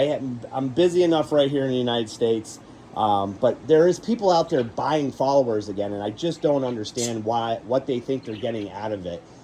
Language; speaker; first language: English; native; English